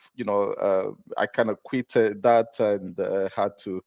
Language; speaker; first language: English; non-native, local second language; Kinyarwanda